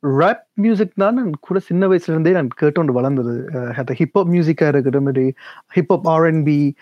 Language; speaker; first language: Tamil; early bilingual, heritage; Tamil